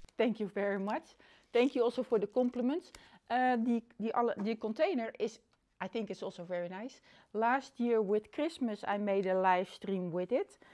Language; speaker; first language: English; non-native, fluent; Dutch